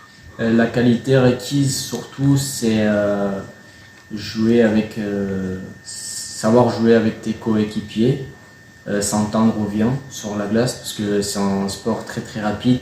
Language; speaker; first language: French; non-native, fluent; Spanish